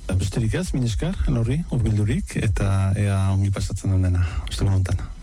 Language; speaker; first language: Basque; native; Basque